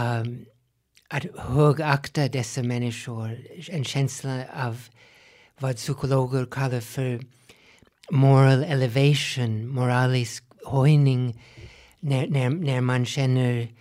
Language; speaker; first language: Swedish; non-native, fluent; English